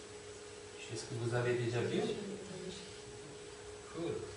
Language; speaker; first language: French; non-native, fluent; Turkish